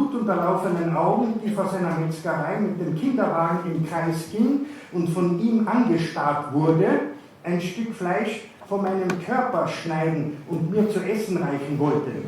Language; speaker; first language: German; native; German